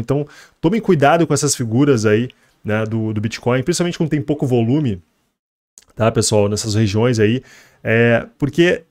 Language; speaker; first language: Portuguese; native; Portuguese